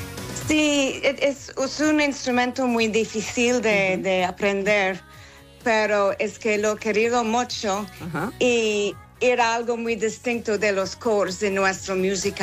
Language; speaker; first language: Spanish; non-native, learner; English